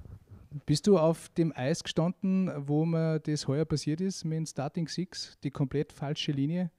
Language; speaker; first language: German; native; German